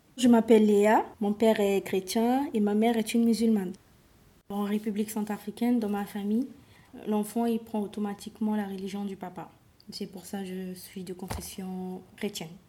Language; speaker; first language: French; non-native, local second language; Sango